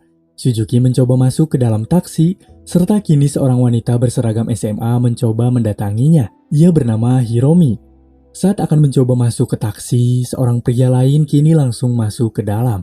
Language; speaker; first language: Indonesian; native; Indonesian